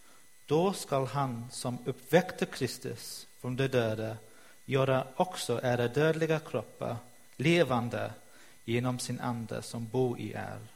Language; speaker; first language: Swedish; non-native, fluent; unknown